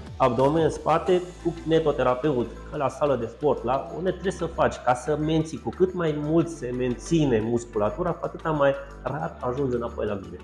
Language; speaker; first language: Romanian; non-native, local second language; Hungarian